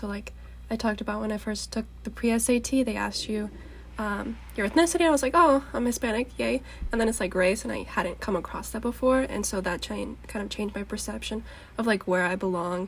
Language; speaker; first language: English; native; English